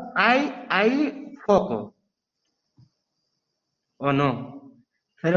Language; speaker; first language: Spanish; non-native, learner; Bangla